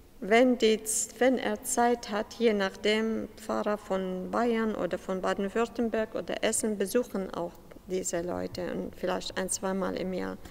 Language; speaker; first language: German; non-native, fluent; Syriac